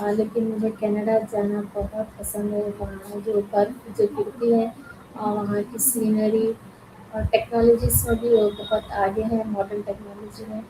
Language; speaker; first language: Urdu; native; Urdu